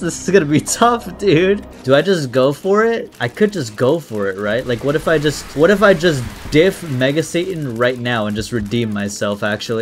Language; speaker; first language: English; native; English